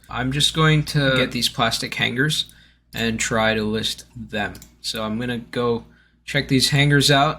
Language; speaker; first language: English; native; English